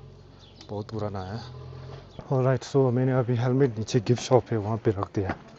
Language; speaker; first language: Hindi; non-native, local second language; Tibetan